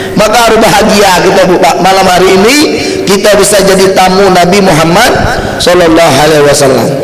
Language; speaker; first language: Malay; native; Malay